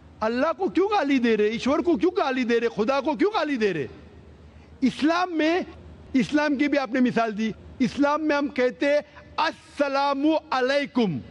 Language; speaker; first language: Urdu; non-native, local second language; Konkani